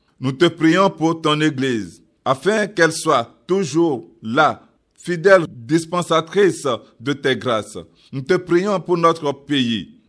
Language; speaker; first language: French; non-native, local second language; Yoruba